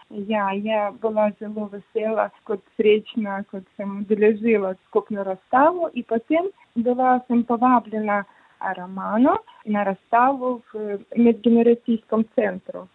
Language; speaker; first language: Slovenian; non-native, learner; Ukrainian